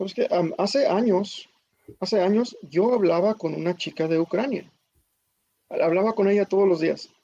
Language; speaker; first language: Spanish; early bilingual, heritage; Spanish